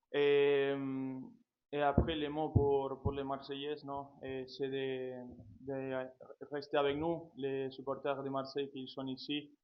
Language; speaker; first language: French; non-native, fluent; Spanish